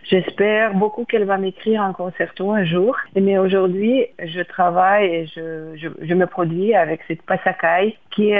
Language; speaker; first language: French; non-native, fluent; Lithuanian